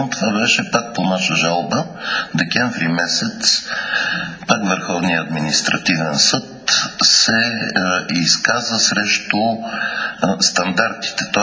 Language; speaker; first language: Bulgarian; native; Bulgarian